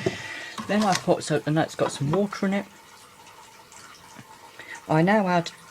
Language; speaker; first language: English; native; English